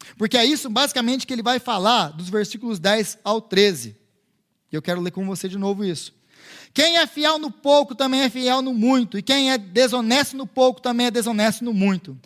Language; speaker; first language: Portuguese; native; Portuguese